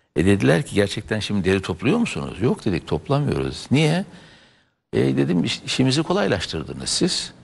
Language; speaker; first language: Turkish; native; Turkish